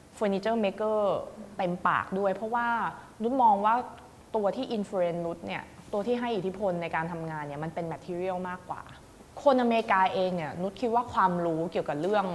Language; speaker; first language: Thai; native; Thai